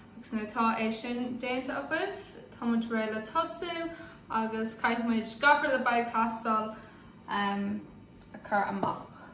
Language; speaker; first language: Irish; non-native, local second language; English